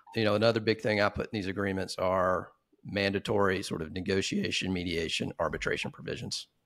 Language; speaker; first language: English; native; English